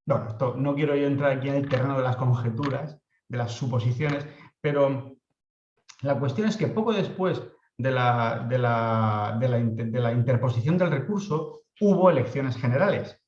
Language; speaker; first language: Spanish; native; Spanish